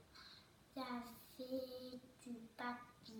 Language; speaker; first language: French; early bilingual, other home language; Turkish